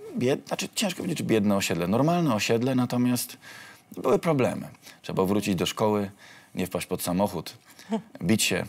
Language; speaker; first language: Polish; native; Polish